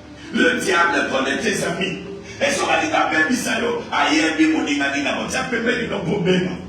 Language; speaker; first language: French; non-native, local second language; Lingala